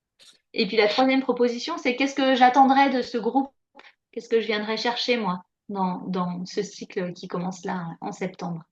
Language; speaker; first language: French; native; French